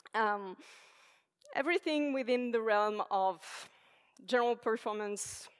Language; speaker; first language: English; non-native, fluent; French